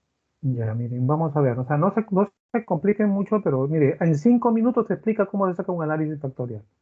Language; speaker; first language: Spanish; native; Spanish